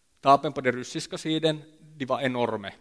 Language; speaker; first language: Swedish; non-native, local second language; Finnish